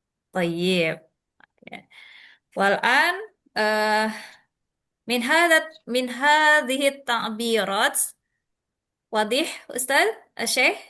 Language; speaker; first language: Arabic; non-native, learner; Indonesian